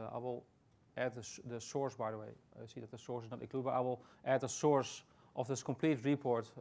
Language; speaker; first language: English; non-native, fluent; Dutch